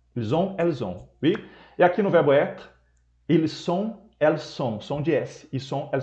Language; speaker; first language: French; non-native, fluent; Portuguese